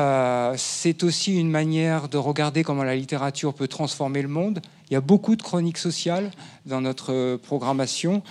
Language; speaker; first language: French; native; French